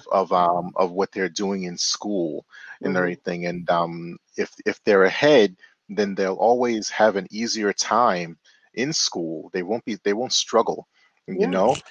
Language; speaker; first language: English; native; English